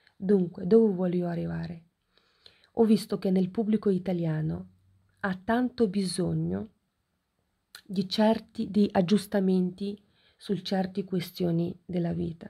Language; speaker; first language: Italian; non-native, fluent; Ukrainian